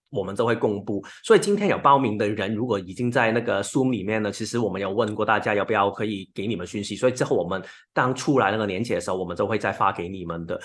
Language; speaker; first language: Chinese; non-native, local second language; Cantonese